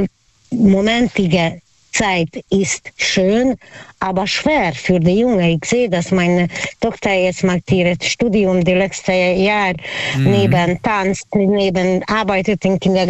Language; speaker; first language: German; non-native, learner; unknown